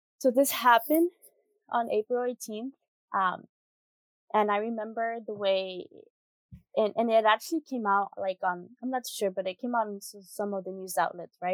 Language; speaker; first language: English; early bilingual, other home language; Spanish